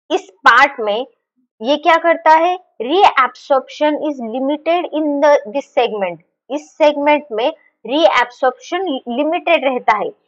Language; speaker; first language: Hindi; non-native, local second language; Marathi